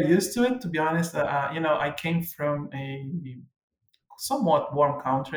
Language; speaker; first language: English; non-native, fluent; Portuguese